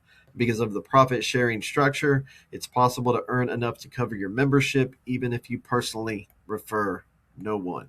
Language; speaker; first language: English; native; English